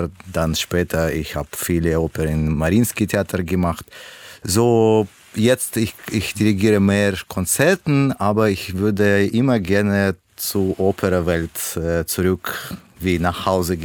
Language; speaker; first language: German; non-native, learner; Russian